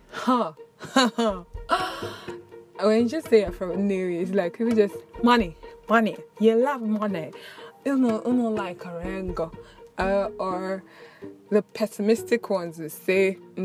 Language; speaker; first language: English; non-native, local second language; Igbo